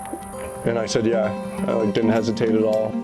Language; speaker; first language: English; native; English